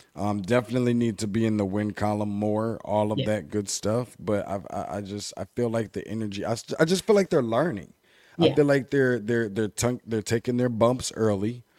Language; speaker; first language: English; native; English